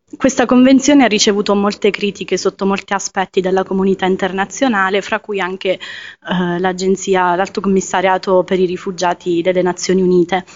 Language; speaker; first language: Italian; native; Italian